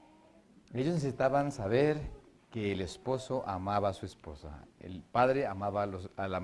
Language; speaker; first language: Spanish; native; Spanish